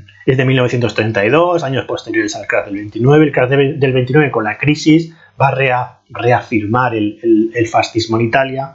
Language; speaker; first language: Spanish; native; Spanish